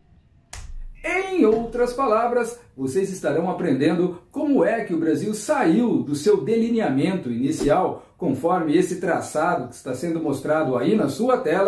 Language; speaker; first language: Portuguese; native; Portuguese